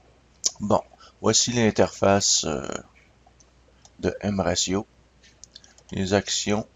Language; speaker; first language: French; native; French